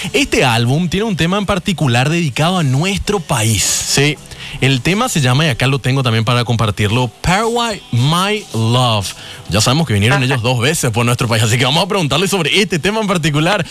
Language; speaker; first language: Spanish; native; Spanish